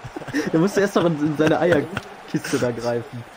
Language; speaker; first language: German; native; German